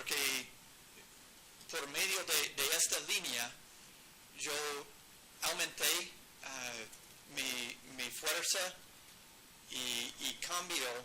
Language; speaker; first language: Spanish; non-native, learner; English